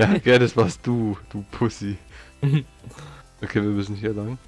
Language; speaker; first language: German; native; German